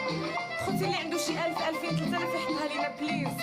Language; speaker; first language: Arabic; native; Arabic